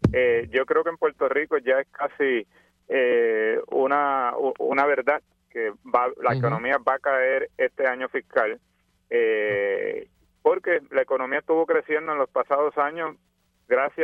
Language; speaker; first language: Spanish; native; Spanish